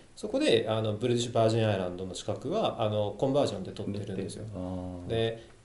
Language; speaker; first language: Japanese; non-native, fluent; Chinese